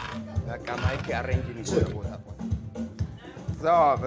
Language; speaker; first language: German; non-native, learner; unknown